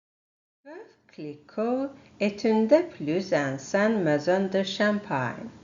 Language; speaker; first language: French; non-native, learner; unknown